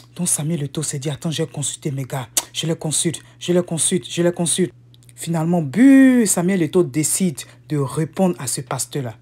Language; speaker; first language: French; native; French